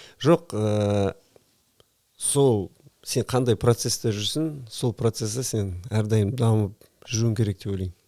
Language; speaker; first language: Kazakh; native; Kazakh